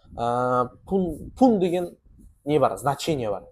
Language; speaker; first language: Russian; non-native, local second language; Kazakh